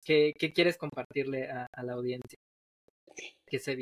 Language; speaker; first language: Spanish; native; Spanish